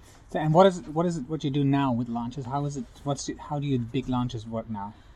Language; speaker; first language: English; non-native, fluent; Dutch